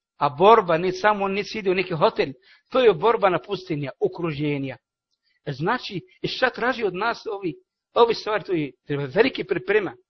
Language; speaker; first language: Bosnian; non-native, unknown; Arabic